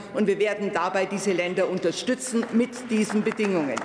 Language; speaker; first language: German; native; German